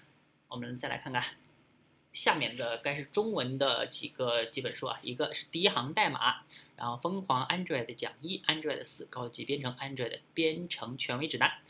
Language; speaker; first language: Chinese; native; Chinese